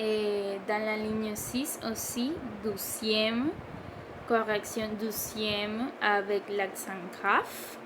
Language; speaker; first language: French; non-native, learner; Spanish